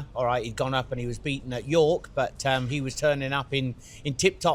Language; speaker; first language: English; native; English